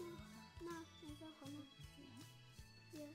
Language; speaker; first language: Welsh; non-native, local second language; English